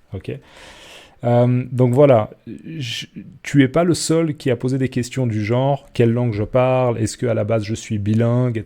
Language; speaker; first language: French; native; French